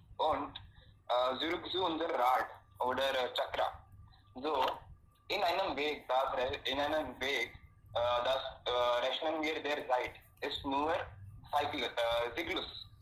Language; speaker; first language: German; non-native, learner; Hindi